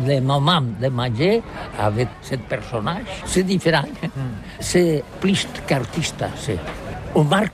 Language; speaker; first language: French; non-native, learner; Catalan